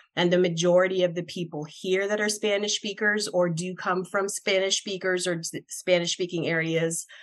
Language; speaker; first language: English; non-native, fluent; Spanish